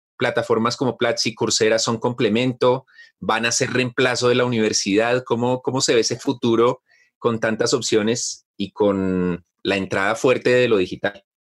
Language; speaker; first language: Spanish; native; Spanish